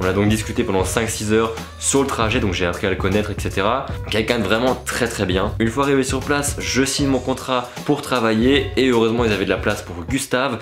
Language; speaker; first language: French; native; French